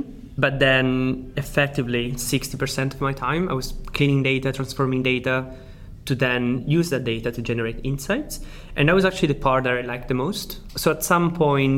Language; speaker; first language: English; non-native, fluent; Italian